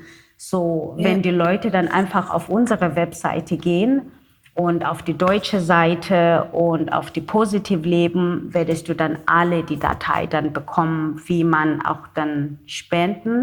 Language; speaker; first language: German; non-native, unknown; Xhosa